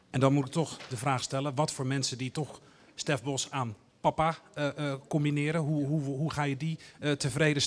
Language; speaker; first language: Dutch; native; Dutch